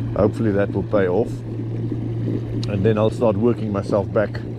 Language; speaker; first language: English; non-native, local second language; Afrikaans